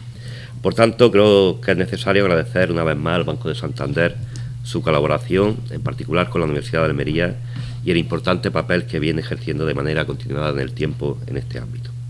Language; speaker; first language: Spanish; native; Spanish